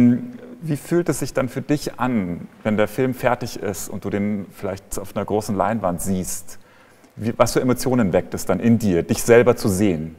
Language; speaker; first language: German; native; German